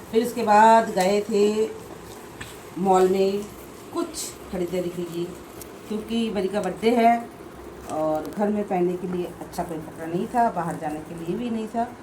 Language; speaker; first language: Hindi; non-native, local second language; Bangla